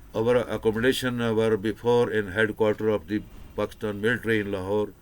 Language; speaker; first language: English; non-native, local second language; Urdu